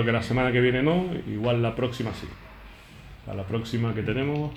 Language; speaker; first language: Spanish; native; Spanish